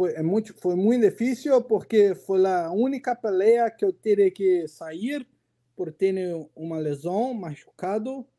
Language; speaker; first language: Spanish; non-native, learner; Portuguese